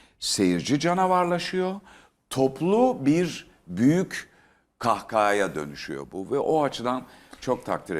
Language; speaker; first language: Turkish; native; Turkish